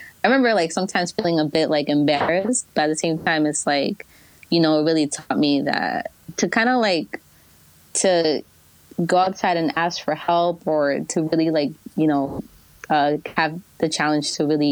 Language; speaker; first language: English; early bilingual, other home language; Spanish